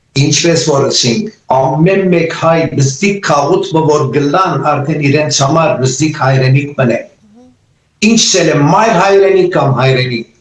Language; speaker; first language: Armenian; early bilingual, heritage; Armenian